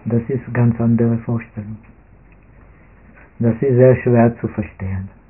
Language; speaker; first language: German; non-native, fluent; Czech